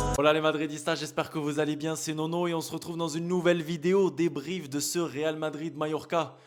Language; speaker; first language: French; native; French